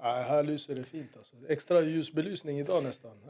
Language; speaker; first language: Swedish; native; Swedish